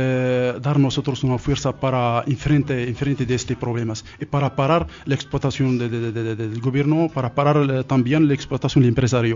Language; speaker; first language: Spanish; non-native, learner; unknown